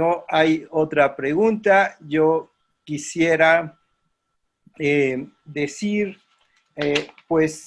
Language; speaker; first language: Spanish; native; Spanish